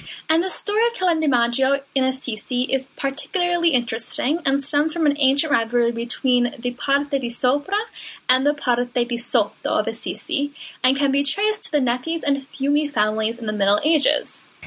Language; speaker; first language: English; native; English